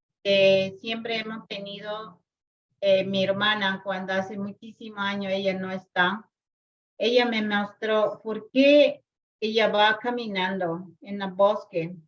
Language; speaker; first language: Spanish; non-native, local second language; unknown